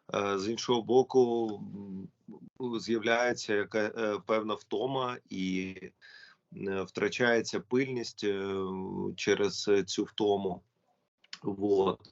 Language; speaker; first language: Ukrainian; non-native, local second language; Russian